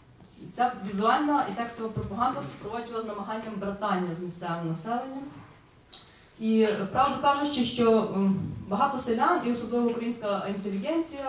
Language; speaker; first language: Ukrainian; native; Ukrainian